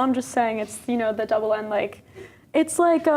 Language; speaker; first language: English; native; English